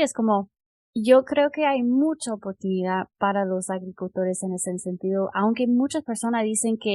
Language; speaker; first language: Spanish; non-native, fluent; English